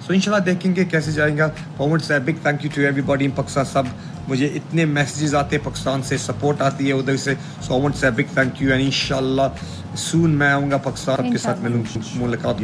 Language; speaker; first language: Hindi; early bilingual, heritage; Hindi